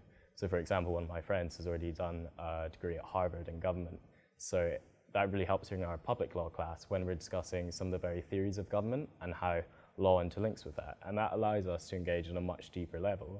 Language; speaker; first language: English; native; English